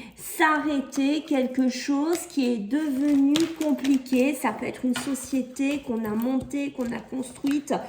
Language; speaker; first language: French; native; French